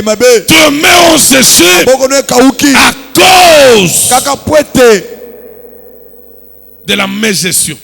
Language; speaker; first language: French; non-native, local second language; Lingala